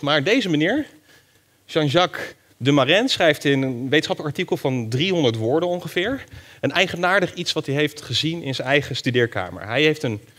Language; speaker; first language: Dutch; native; Dutch